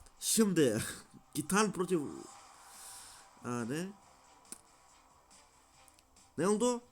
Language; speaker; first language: Turkish; non-native, learner; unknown